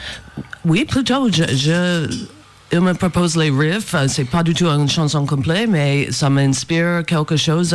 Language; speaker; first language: French; non-native, fluent; English